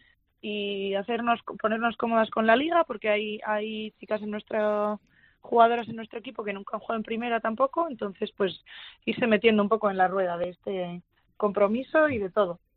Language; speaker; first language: Spanish; native; Spanish